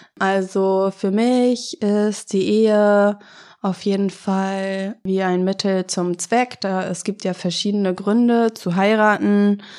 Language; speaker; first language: German; native; German